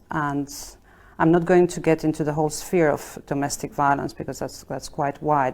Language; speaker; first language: English; non-native, fluent; Albanian